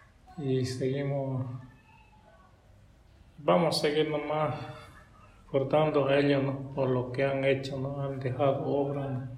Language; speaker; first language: Spanish; non-native, local second language; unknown